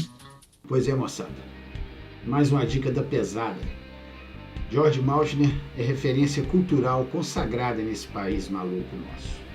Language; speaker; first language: Portuguese; native; Portuguese